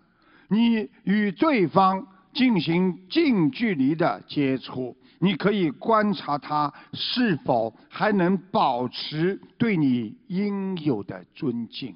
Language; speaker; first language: Chinese; native; Chinese